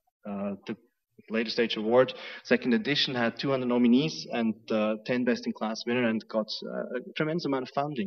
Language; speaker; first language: English; non-native, fluent; German